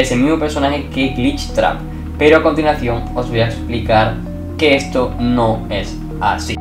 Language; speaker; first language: Spanish; native; Spanish